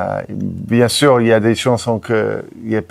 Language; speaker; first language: French; non-native, fluent; English